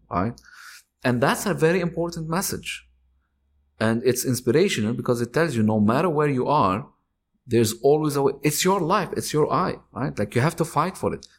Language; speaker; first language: English; non-native, fluent; Arabic